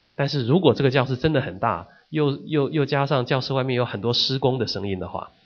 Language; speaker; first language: Chinese; native; Chinese